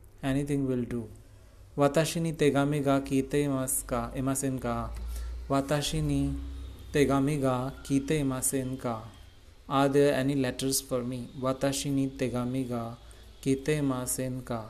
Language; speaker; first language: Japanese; non-native, learner; Hindi